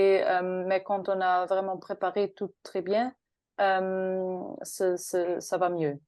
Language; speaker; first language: French; non-native, fluent; German